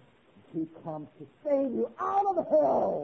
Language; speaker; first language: English; non-native, fluent; Chinese